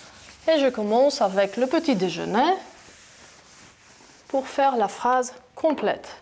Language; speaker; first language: French; non-native, fluent; Greek